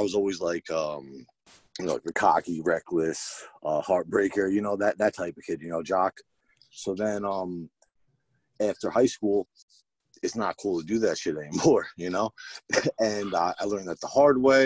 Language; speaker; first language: English; native; English